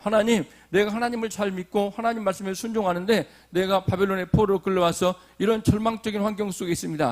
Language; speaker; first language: Korean; native; Korean